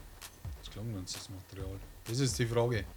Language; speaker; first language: German; native; German